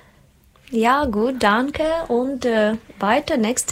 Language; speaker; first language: German; non-native, learner; Russian